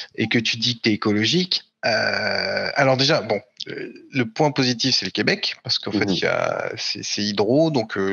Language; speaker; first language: French; native; French